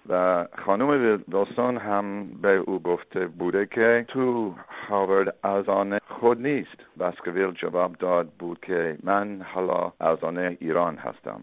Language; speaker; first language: Persian; non-native, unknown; English